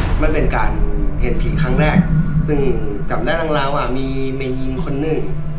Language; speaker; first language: Thai; native; Thai